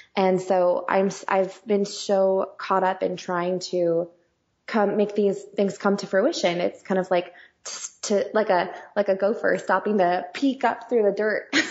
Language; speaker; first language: English; native; English